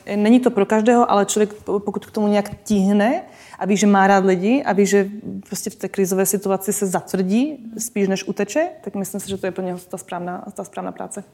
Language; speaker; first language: Czech; non-native, local second language; Slovak